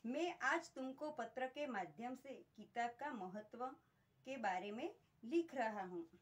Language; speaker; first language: Hindi; non-native, local second language; Gujarati